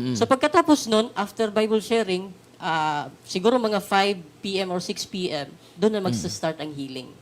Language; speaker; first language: Filipino; non-native, local second language; Cebuano